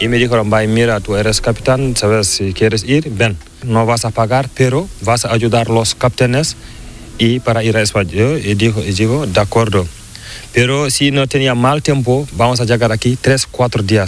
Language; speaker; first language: Spanish; non-native, learner; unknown